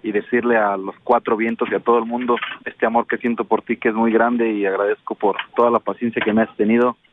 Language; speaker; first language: Spanish; native; Spanish